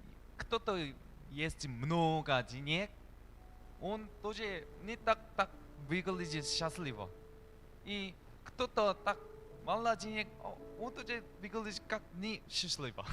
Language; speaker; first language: Russian; non-native, learner; Korean